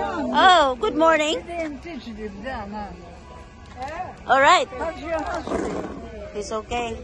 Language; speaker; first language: English; non-native, local second language; Filipino